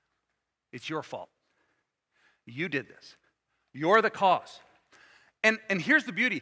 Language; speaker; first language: English; native; English